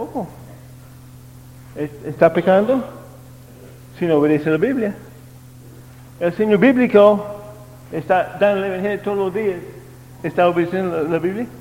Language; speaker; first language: Spanish; non-native, learner; English